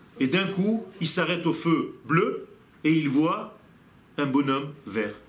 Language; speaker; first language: French; non-native, fluent; Hebrew